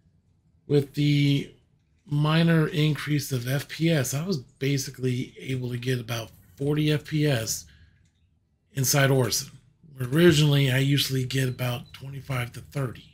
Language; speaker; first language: English; native; English